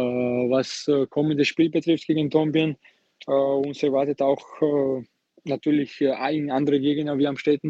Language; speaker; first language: German; non-native, fluent; Georgian